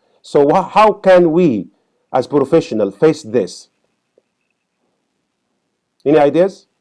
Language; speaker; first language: English; non-native, fluent; Arabic